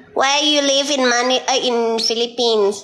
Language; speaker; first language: English; non-native, learner; Thai